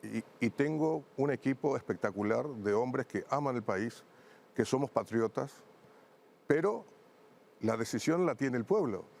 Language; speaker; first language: Spanish; native; Spanish